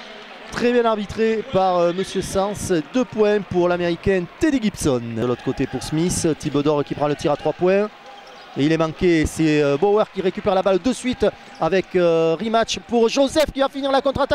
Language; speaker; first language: French; native; French